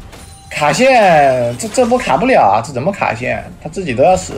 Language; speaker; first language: Chinese; native; Chinese